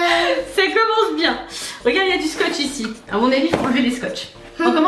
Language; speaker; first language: French; native; French